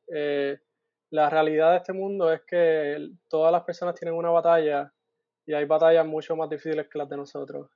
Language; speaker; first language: Spanish; native; Spanish